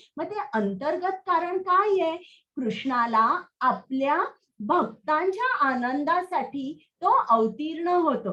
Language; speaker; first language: Marathi; native; Marathi